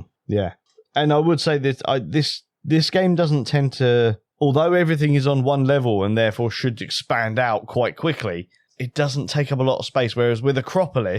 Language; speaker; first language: English; native; English